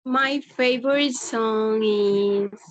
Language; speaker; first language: English; non-native, learner; Spanish